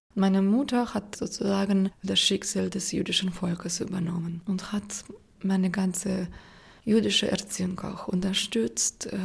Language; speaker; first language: German; non-native, fluent; Russian